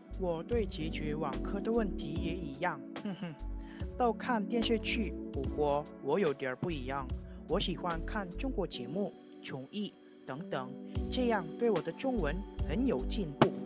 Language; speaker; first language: Chinese; non-native, learner; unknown